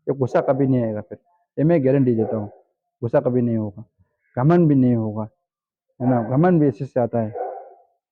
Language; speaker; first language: Hindi; non-native, fluent; Tibetan